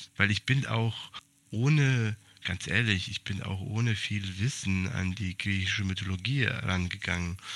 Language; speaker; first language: German; early bilingual, other home language; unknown